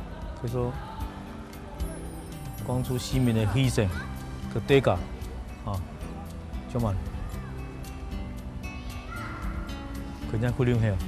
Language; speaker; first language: Korean; non-native, fluent; Chinese